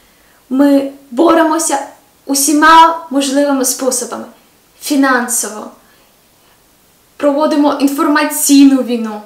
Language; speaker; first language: Ukrainian; native; Ukrainian